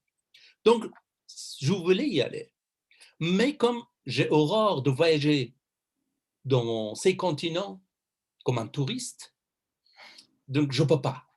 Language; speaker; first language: French; non-native, fluent; Persian